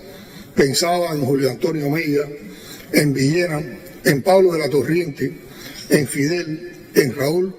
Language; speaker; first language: Spanish; native; Spanish